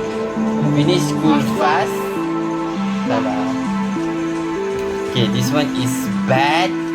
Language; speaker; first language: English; non-native, local second language; Malay